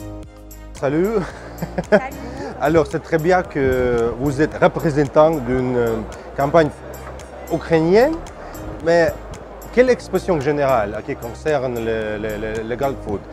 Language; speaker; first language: French; non-native, learner; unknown